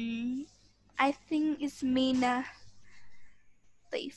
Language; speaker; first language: English; non-native, learner; Vietnamese